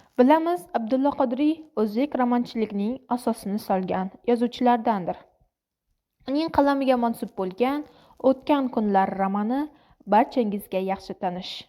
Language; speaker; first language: Uzbek; non-native, local second language; Kara-Kalpak